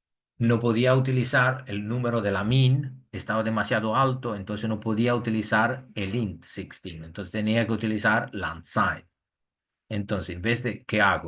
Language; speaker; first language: Spanish; non-native, fluent; Italian